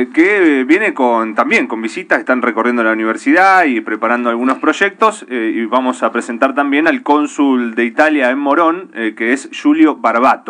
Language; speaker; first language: Spanish; native; Spanish